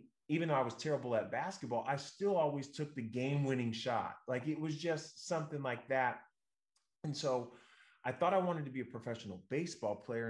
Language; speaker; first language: English; native; English